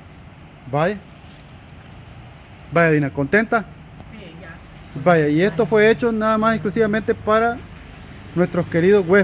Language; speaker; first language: Spanish; native; Spanish